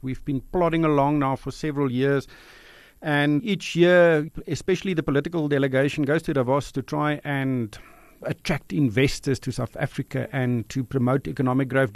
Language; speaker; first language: English; non-native, local second language; Afrikaans